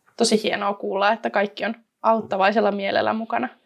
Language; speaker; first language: Finnish; native; Finnish